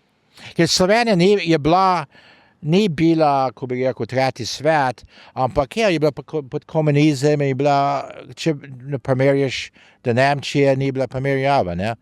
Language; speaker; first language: Slovenian; early bilingual, heritage; Slovenian